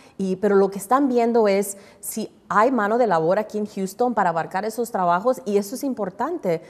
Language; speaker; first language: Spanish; early bilingual, heritage; Spanish